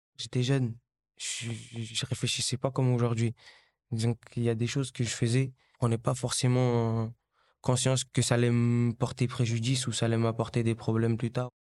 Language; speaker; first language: French; early bilingual, other home language; Kabuverdianu